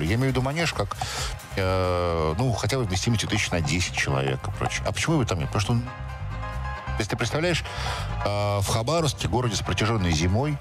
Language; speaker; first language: Russian; native; Russian